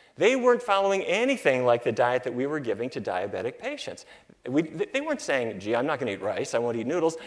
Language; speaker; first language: English; native; English